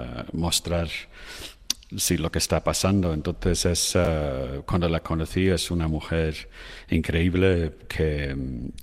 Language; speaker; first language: Spanish; non-native, fluent; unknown